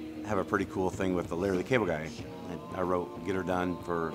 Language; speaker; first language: English; native; English